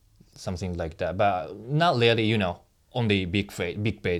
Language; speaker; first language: English; non-native, learner; Japanese